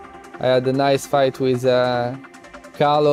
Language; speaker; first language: English; non-native, fluent; French